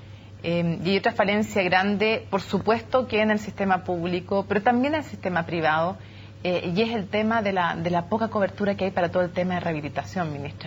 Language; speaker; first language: Spanish; native; Spanish